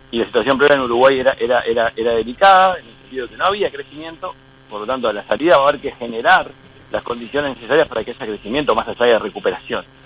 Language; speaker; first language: Spanish; native; Spanish